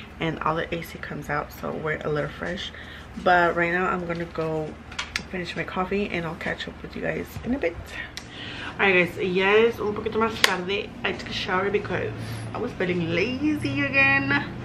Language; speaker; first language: English; early bilingual, other home language; Spanish